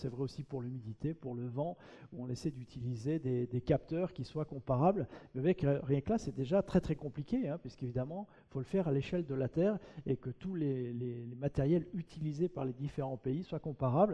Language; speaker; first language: French; native; French